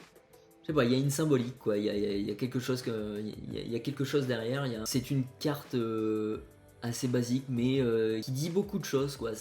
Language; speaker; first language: French; native; French